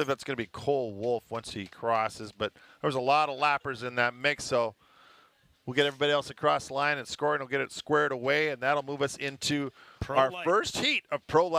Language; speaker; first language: English; native; English